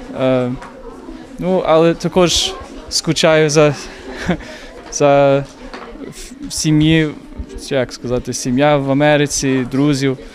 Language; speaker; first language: Ukrainian; non-native, learner; English